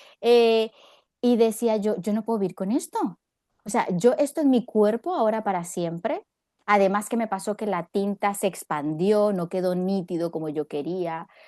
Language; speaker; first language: Spanish; native; Spanish